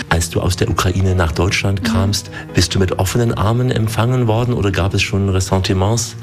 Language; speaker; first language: German; native; German